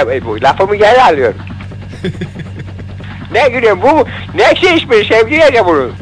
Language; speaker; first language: Turkish; native; Turkish